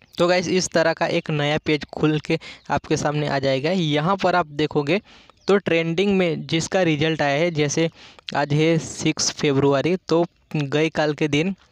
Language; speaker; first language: Hindi; non-native, local second language; Gujarati